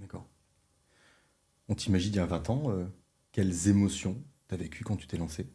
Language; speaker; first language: French; native; French